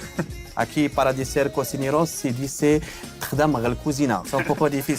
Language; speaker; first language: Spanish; non-native, fluent; Berber languages